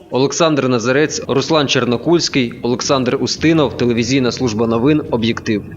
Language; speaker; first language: Ukrainian; native; Ukrainian